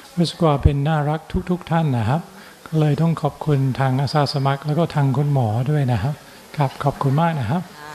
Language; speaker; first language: Thai; non-native, fluent; English